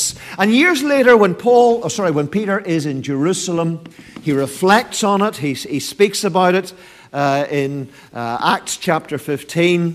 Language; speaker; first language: English; native; English